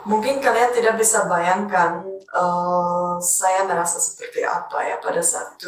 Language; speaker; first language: Indonesian; non-native, fluent; Czech